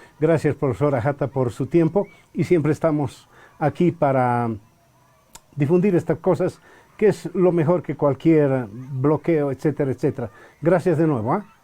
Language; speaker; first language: Spanish; native; Spanish